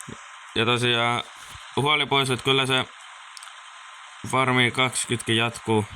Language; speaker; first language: Finnish; native; Finnish